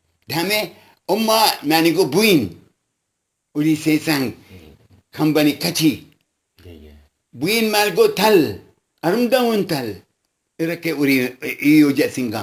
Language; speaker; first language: Korean; non-native, local second language; Arabic